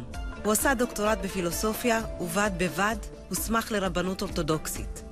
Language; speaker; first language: Hebrew; native; Hebrew